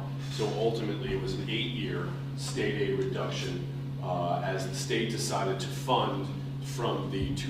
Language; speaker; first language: English; native; English